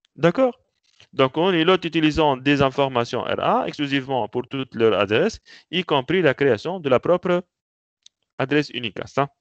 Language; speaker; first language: French; non-native, local second language; Arabic